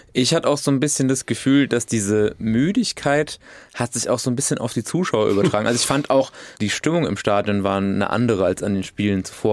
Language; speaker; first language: German; native; German